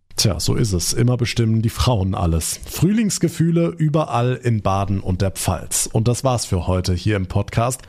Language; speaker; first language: German; native; German